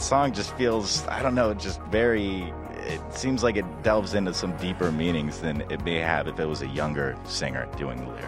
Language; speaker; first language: English; native; English